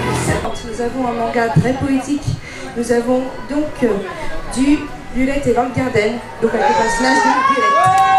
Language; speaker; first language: French; native; French